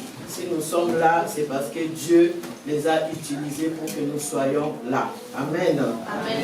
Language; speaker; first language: French; non-native, local second language; Lingala